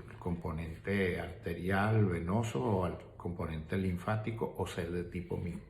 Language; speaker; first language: Spanish; native; Spanish